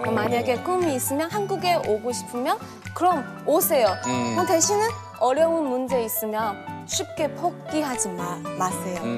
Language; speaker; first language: Korean; non-native, fluent; Chinese